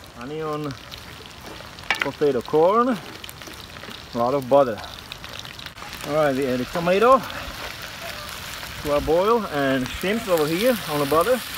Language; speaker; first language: English; non-native, fluent; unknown